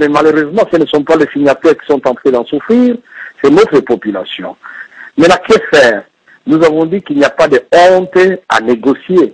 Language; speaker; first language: French; non-native, local second language; Swahili